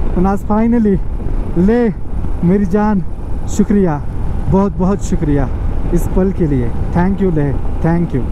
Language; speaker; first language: Hindi; non-native, local second language; Marathi